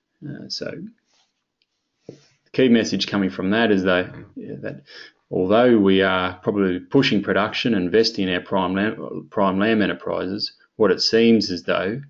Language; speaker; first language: English; native; English